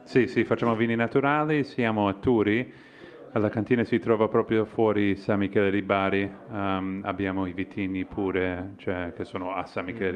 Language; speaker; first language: Italian; non-native, fluent; English